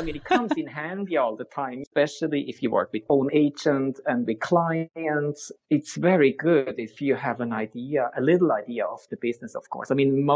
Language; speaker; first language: English; non-native, fluent; Swiss German